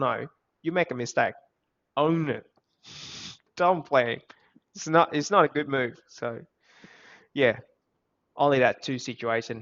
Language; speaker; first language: English; non-native, fluent; Vietnamese